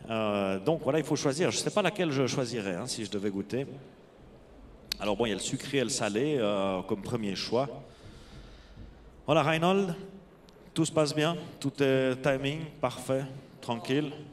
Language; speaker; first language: French; native; French